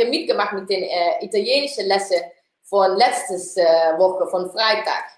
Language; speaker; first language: German; non-native, learner; Dutch